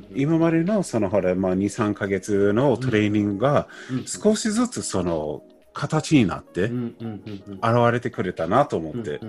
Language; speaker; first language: Japanese; non-native, fluent; English